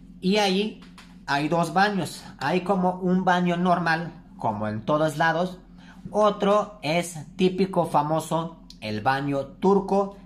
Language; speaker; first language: Spanish; non-native, learner; Turkish